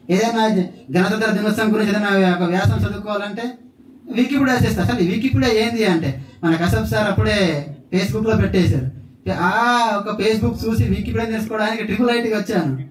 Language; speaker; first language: Telugu; non-native, local second language; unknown